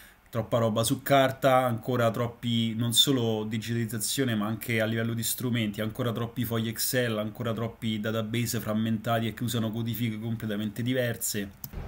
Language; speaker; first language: Italian; native; Italian